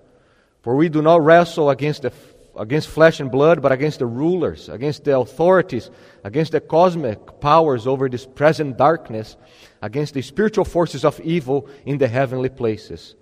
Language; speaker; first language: English; non-native, fluent; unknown